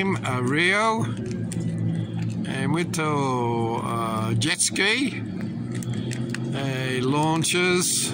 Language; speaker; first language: Portuguese; non-native, learner; English